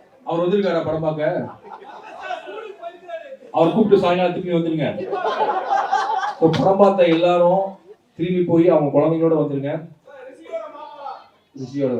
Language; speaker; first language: Tamil; native; Tamil